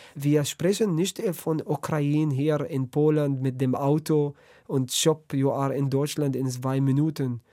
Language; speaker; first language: German; non-native, learner; Arabic